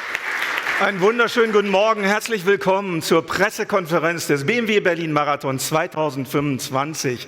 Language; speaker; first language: German; native; German